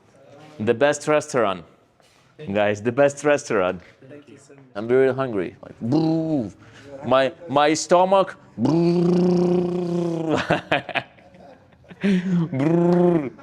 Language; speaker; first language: English; non-native, learner; Lithuanian